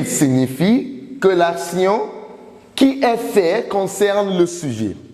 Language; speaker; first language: French; non-native, fluent; English